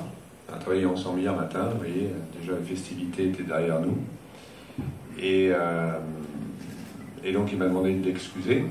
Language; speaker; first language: French; native; French